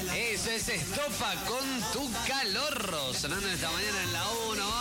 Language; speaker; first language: Spanish; native; Spanish